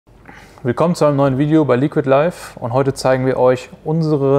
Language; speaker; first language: German; native; German